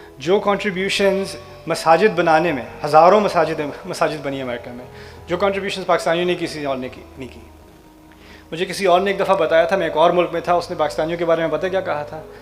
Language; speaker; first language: Urdu; early bilingual, heritage; Urdu